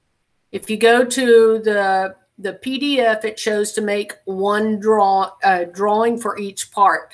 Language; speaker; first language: English; native; English